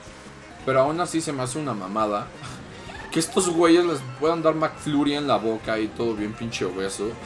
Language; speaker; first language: Spanish; native; Spanish